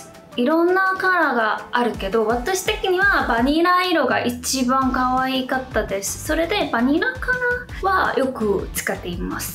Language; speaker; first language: Japanese; non-native, fluent; Korean